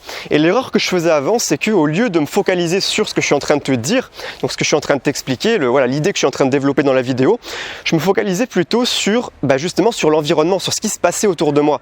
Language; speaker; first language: French; native; French